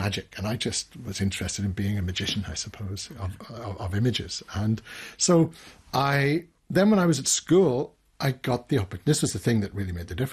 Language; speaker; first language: English; native; English